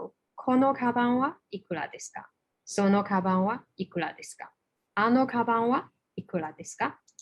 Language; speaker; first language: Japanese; non-native, fluent; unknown